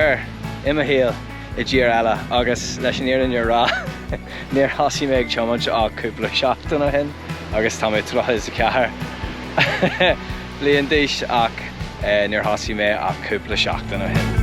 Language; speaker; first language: Irish; non-native, local second language; English